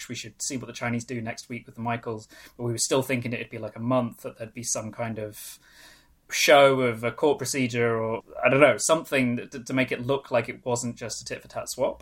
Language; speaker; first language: English; non-native, local second language; Welsh